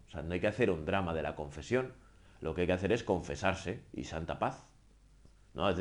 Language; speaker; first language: Spanish; native; Spanish